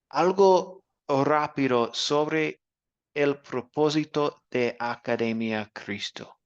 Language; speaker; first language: Spanish; non-native, fluent; English